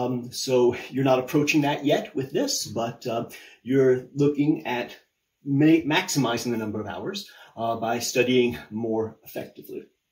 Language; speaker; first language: English; native; English